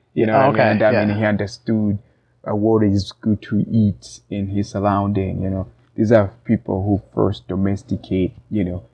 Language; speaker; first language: English; non-native, local second language; Rundi